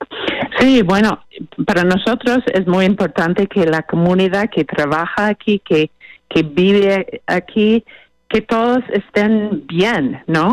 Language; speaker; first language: Spanish; non-native, fluent; English